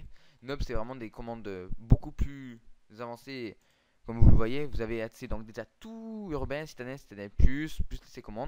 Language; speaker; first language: French; native; French